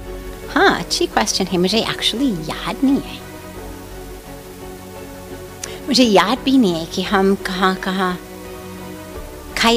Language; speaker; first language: Hindi; non-native, fluent; English